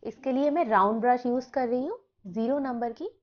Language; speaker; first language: Hindi; non-native, local second language; Bangla